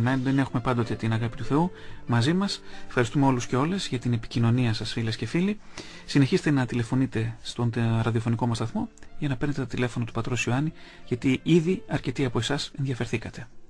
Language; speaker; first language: Greek; native; Greek